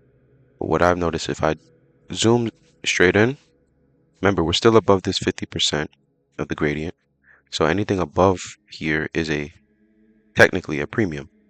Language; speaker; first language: English; native; English